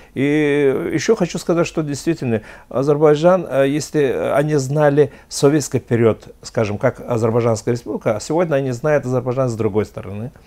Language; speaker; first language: Russian; non-native, local second language; Azerbaijani